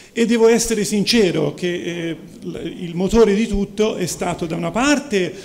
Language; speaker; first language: Italian; native; Italian